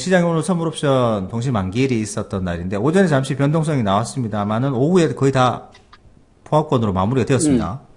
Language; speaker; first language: Korean; native; Korean